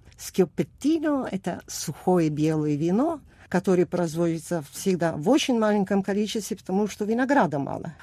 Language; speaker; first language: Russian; non-native, fluent; Italian